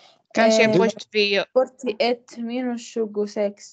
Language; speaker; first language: Swedish; non-native, learner; Arabic